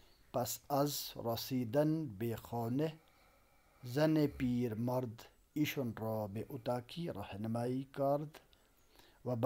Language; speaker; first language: Persian; non-native, local second language; Urdu